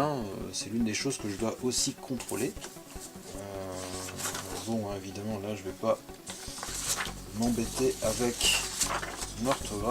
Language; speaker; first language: French; native; French